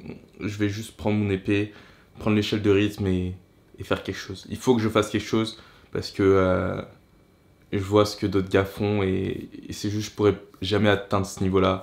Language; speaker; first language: French; native; French